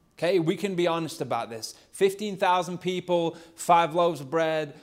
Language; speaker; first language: English; native; English